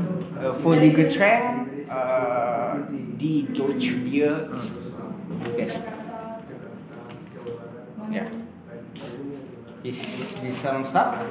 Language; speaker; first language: German; non-native, learner; Indonesian